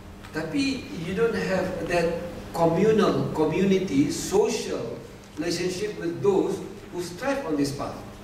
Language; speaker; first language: English; non-native, local second language; Malay